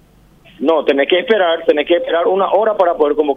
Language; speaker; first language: Spanish; native; Spanish